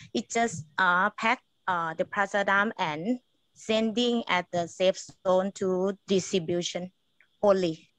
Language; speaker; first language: English; non-native, learner; Thai